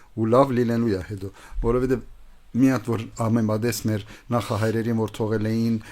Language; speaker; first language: Armenian; native; Armenian